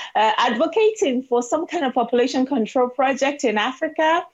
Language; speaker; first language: English; non-native, local second language; Igbo